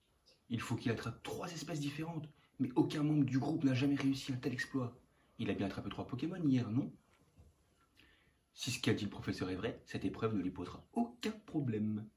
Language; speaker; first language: French; native; French